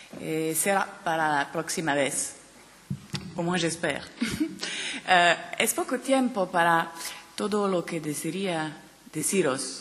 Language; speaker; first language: Spanish; non-native, learner; French